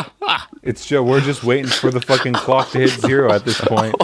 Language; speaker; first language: English; native; English